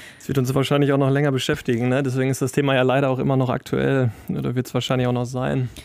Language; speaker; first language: German; native; German